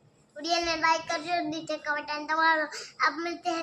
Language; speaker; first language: Hindi; non-native, local second language; Gujarati